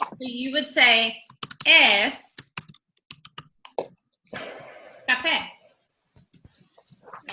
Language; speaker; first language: Spanish; non-native, fluent; English